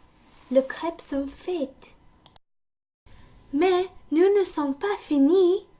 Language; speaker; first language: French; non-native, learner; English